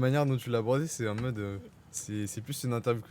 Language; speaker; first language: French; native; French